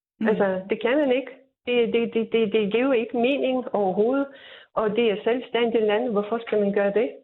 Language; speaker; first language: Danish; non-native, fluent; Russian